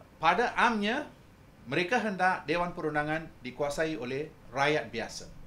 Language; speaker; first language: Malay; non-native, local second language; Tamil